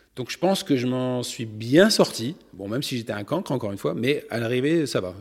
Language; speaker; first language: French; native; French